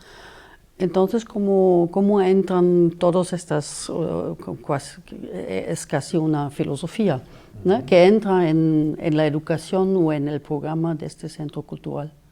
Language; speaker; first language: Spanish; non-native, fluent; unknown